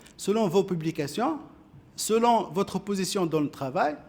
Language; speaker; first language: French; non-native, local second language; Arabic